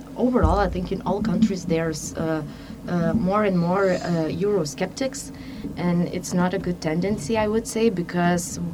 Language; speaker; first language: English; non-native, fluent; Lithuanian